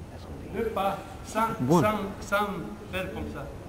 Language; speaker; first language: French; non-native, learner; Romanian